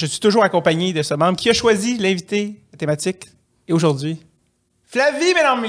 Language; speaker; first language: French; native; French